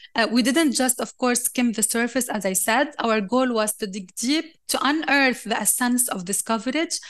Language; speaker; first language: English; non-native, fluent; Arabic